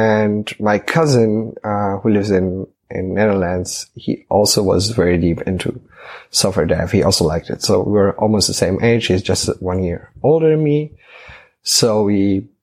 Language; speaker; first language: English; non-native, fluent; German